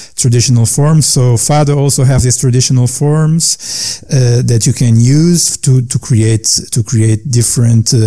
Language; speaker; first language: English; non-native, learner; Portuguese